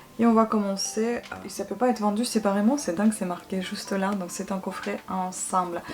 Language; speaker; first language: French; non-native, fluent; Russian